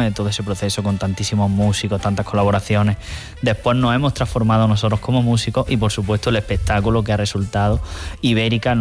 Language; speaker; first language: Spanish; native; Spanish